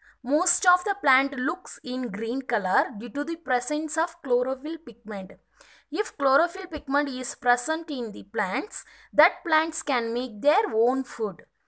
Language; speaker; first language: English; non-native, local second language; Tamil